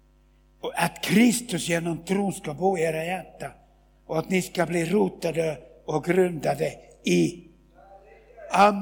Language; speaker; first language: Swedish; non-native, fluent; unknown